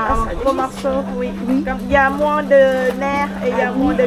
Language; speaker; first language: French; non-native, fluent; Thai